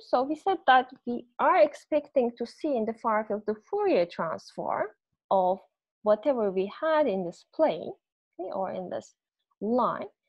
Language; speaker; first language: English; non-native, fluent; Turkish